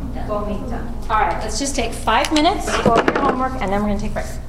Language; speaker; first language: English; native; English